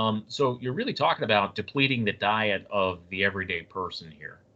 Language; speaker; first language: English; native; English